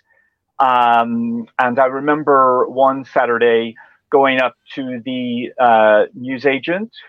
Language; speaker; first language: English; native; English